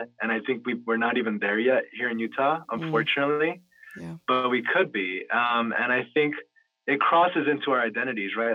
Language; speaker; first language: English; native; English